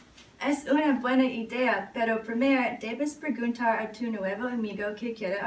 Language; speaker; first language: Spanish; non-native, learner; English